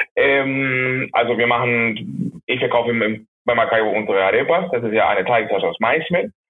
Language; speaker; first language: German; non-native, fluent; Spanish